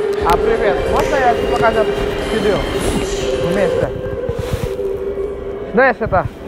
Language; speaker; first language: Russian; non-native, learner; Indonesian